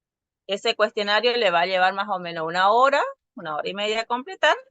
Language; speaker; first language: Spanish; native; Spanish